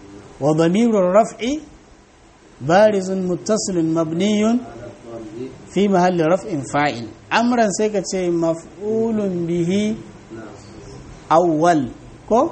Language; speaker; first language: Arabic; non-native, fluent; Hausa